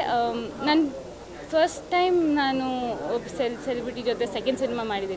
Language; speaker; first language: Kannada; non-native, learner; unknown